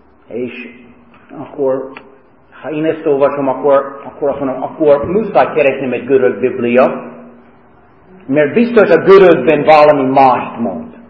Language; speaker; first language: Hungarian; non-native, fluent; English